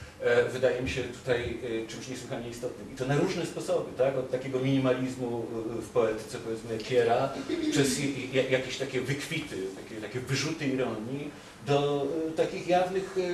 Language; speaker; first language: Polish; native; Polish